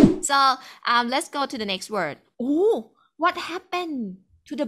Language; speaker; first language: English; non-native, fluent; Thai